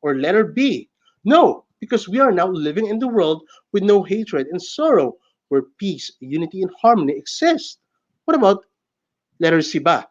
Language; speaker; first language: English; non-native, local second language; Filipino